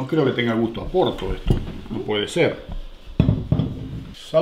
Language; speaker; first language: Spanish; native; Spanish